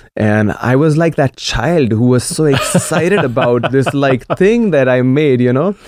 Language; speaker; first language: English; non-native, local second language; Marathi